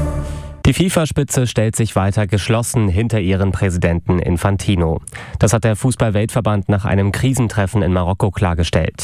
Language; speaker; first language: German; native; German